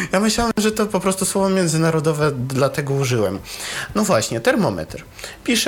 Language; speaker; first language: Polish; non-native, fluent; Russian